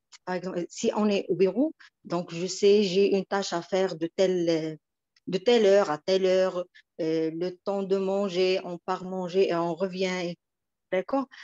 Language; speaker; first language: French; non-native, local second language; Arabic